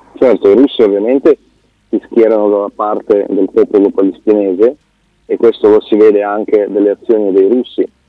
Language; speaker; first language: Italian; non-native, fluent; Russian